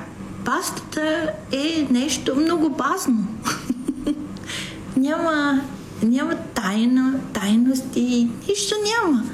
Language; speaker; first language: Bulgarian; non-native, fluent; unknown